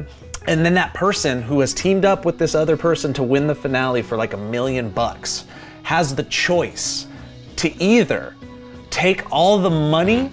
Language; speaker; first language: English; native; English